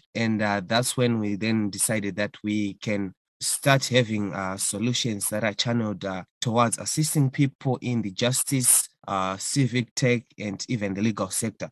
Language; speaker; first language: English; non-native, local second language; Shona